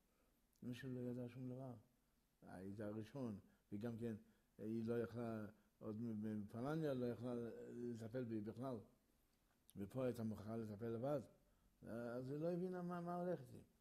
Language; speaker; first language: Hebrew; early bilingual, other home language; Yiddish